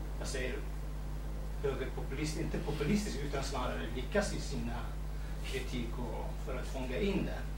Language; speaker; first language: Swedish; non-native, fluent; Kurdish